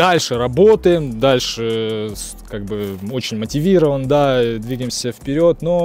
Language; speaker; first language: Russian; native; Russian